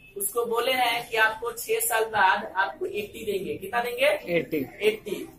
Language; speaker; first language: Hindi; native; Hindi